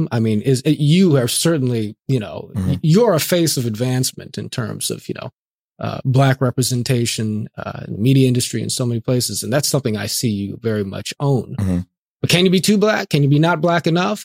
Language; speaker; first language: English; native; English